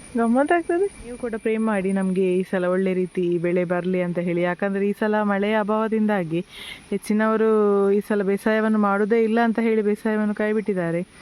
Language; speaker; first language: Kannada; native; Kannada